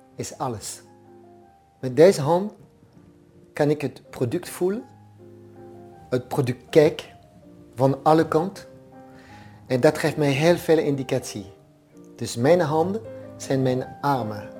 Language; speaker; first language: Dutch; non-native, fluent; French